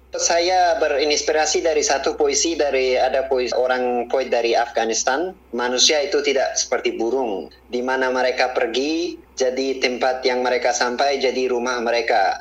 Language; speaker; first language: Indonesian; non-native, fluent; Persian